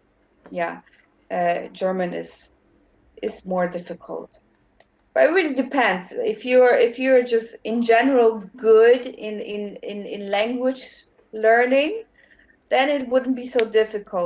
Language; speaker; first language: English; non-native, fluent; German